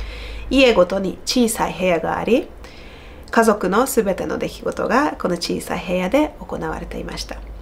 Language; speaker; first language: Japanese; non-native, fluent; Hungarian